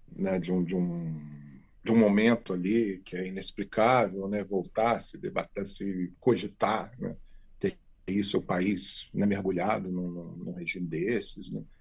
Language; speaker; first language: Portuguese; native; Portuguese